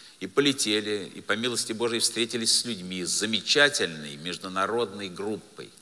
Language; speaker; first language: Russian; native; Russian